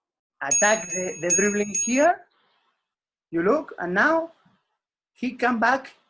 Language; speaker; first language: English; non-native, learner; Spanish